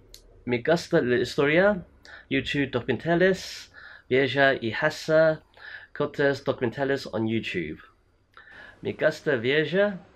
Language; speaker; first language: Spanish; non-native, learner; English